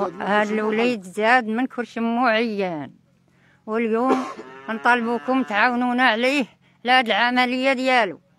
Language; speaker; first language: Arabic; native; Arabic